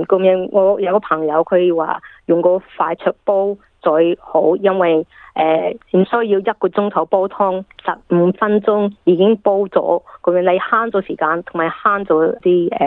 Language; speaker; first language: Cantonese; early bilingual, heritage; English